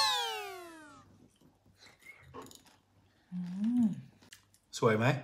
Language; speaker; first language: Thai; native; Thai